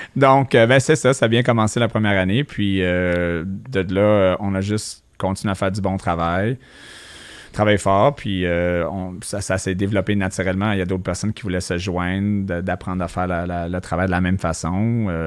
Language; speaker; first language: French; native; French